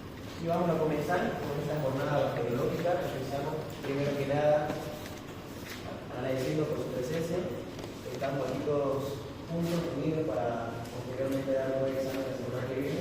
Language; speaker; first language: Spanish; native; Spanish